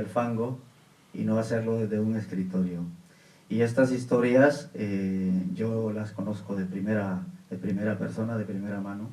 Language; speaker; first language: Spanish; native; Spanish